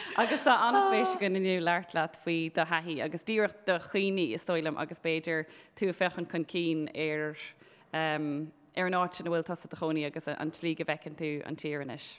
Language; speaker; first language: Irish; native; Irish